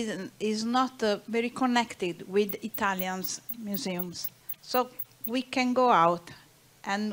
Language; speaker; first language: English; non-native, learner; Italian